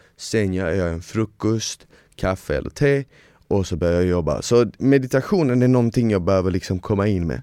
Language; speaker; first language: Swedish; early bilingual, other home language; Bosnian